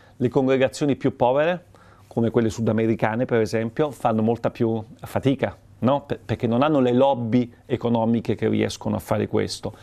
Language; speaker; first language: Italian; native; Italian